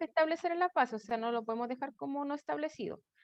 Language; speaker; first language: Spanish; native; Spanish